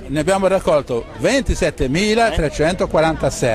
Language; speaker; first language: Italian; non-native, local second language; Sardinian